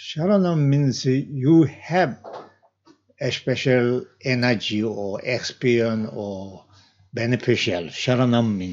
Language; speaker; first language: English; non-native, learner; Tibetan